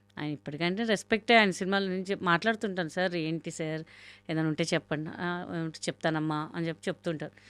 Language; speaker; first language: Telugu; non-native, local second language; Hindi